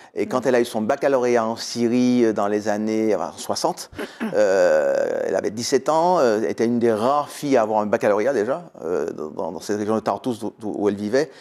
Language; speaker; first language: French; native; French